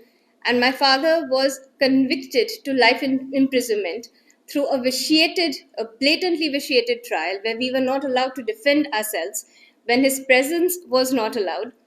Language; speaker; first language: English; non-native, local second language; Gujarati